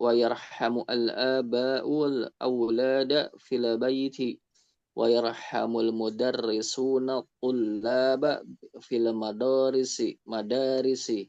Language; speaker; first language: Arabic; non-native, learner; Indonesian